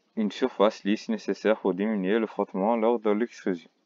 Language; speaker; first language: French; non-native, local second language; Arabic